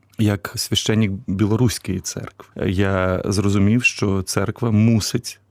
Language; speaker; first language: Ukrainian; native; Ukrainian